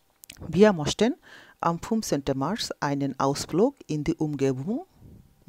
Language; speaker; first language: German; non-native, local second language; Bangla